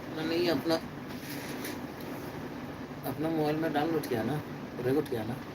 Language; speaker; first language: Hindi; non-native, learner; Bangla